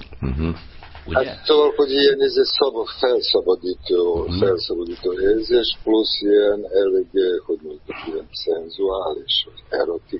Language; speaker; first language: Hungarian; non-native, fluent; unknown